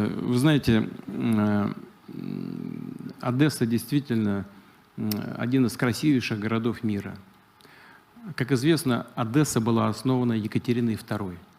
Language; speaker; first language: Russian; native; Russian